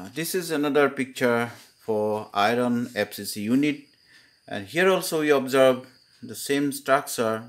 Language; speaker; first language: English; non-native, local second language; Assamese